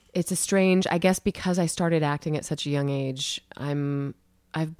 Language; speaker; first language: English; native; English